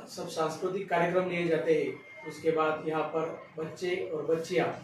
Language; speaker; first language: Hindi; non-native, local second language; Marathi